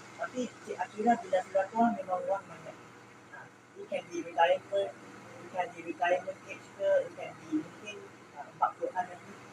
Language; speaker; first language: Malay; non-native, local second language; Chinese